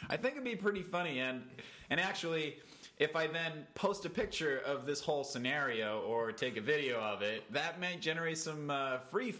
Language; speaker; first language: English; native; English